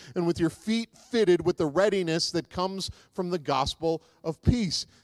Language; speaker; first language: English; native; English